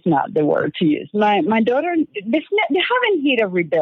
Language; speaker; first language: English; non-native, fluent; Spanish